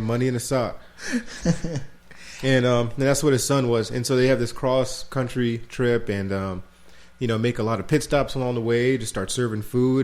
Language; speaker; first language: English; native; English